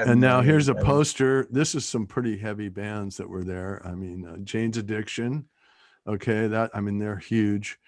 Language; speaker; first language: English; native; English